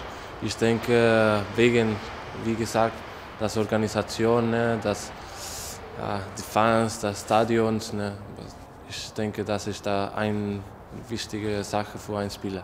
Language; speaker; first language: German; non-native, learner; Spanish